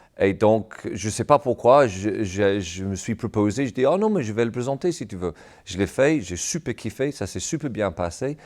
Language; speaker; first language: French; non-native, fluent; English